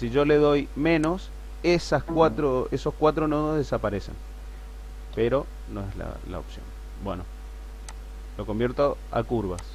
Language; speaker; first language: Spanish; native; Spanish